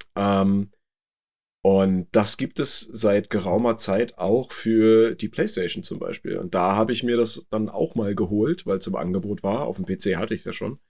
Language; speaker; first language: German; native; German